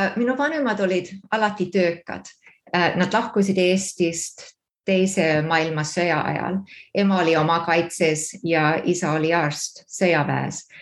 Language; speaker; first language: Estonian; early bilingual, heritage; Estonian